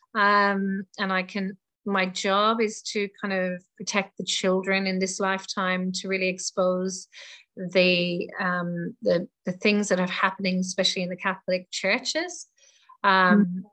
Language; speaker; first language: English; native; English